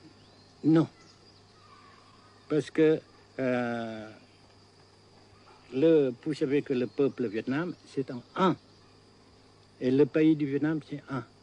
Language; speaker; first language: French; non-native, local second language; Vietnamese